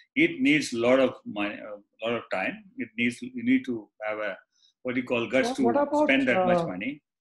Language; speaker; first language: English; non-native, local second language; Tamil